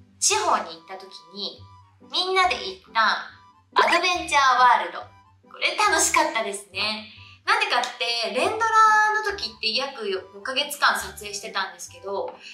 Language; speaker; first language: Japanese; early bilingual, other home language; Vietnamese